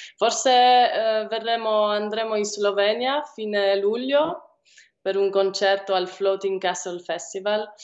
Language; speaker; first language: Italian; native; Italian